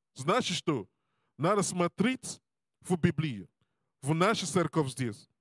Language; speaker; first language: Russian; non-native, learner; English